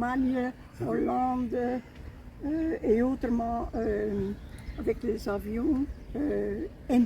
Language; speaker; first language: French; non-native, local second language; Dutch